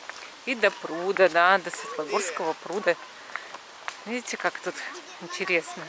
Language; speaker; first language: Russian; native; Russian